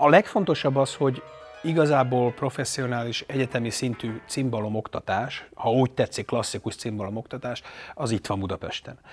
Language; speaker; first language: Hungarian; native; Hungarian